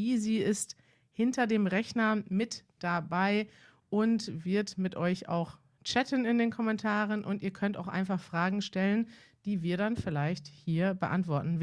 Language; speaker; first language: German; native; German